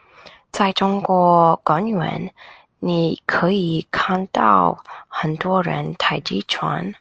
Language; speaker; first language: Chinese; non-native, learner; English